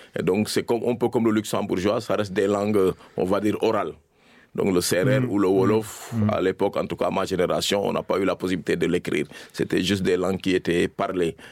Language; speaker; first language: French; non-native, local second language; Serer